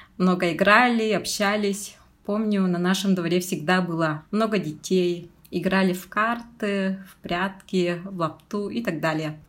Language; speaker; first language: Russian; non-native, local second language; Yakut